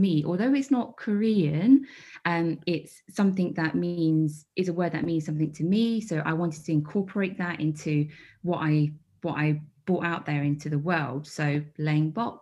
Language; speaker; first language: English; native; English